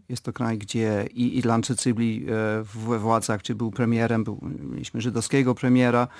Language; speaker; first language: Polish; early bilingual, heritage; Polish